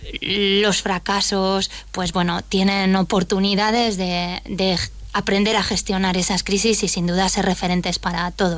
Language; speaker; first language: Spanish; native; Spanish